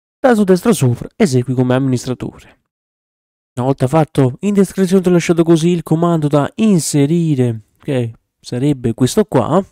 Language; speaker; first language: Italian; native; Italian